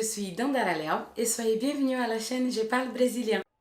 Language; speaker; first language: French; non-native, fluent; Portuguese